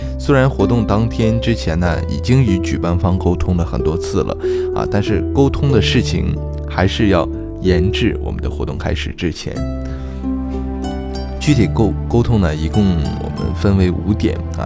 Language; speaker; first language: Chinese; native; Chinese